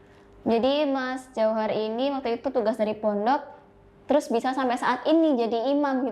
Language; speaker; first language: Indonesian; native; Indonesian